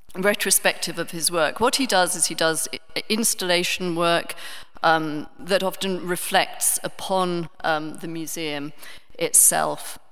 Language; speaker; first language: English; native; English